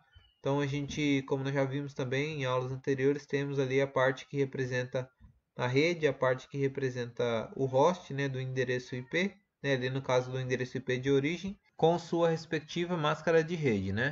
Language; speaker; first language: Portuguese; native; Portuguese